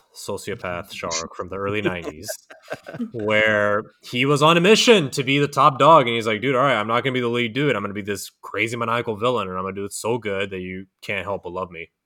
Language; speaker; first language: English; native; English